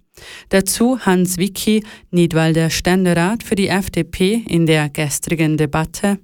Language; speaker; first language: German; native; German